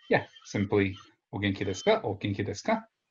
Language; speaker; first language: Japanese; non-native, fluent; English